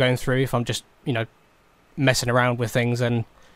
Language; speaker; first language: English; native; English